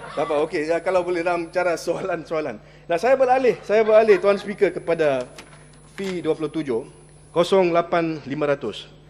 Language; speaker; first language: Malay; non-native, local second language; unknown